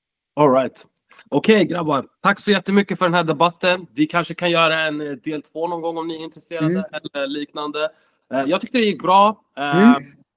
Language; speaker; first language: Swedish; native; Swedish